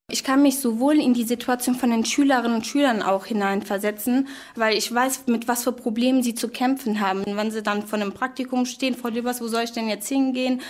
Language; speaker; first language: German; early bilingual, other home language; Turkish